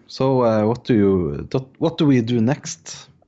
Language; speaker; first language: English; non-native, fluent; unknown